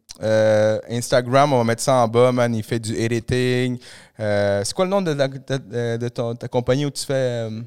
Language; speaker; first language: French; early bilingual, other home language; Spanish